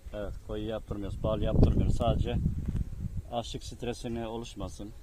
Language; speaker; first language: Turkish; native; Turkish